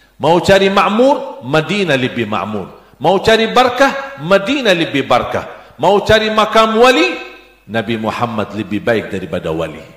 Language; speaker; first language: Indonesian; non-native, fluent; Arabic